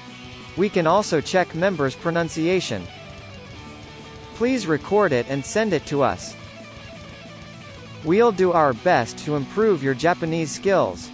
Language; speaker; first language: English; non-native, fluent; Japanese